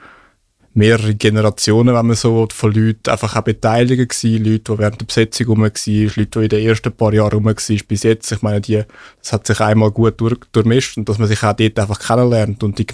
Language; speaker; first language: German; native; German